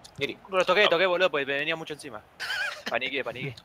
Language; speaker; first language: Spanish; native; Spanish